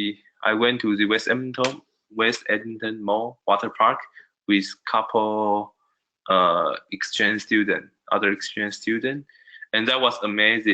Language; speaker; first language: English; non-native, learner; Chinese